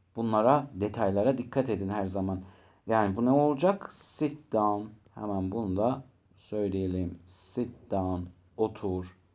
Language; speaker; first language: Turkish; native; Turkish